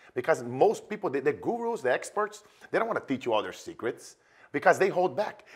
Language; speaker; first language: English; non-native, fluent; Portuguese